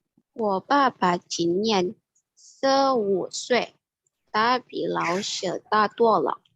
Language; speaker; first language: Chinese; non-native, learner; Indonesian